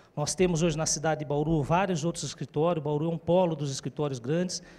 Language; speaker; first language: Portuguese; native; Portuguese